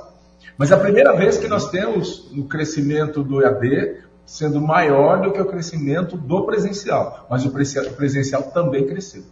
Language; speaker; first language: Portuguese; native; Portuguese